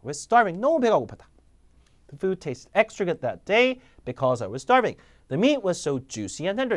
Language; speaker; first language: English; non-native, fluent; Korean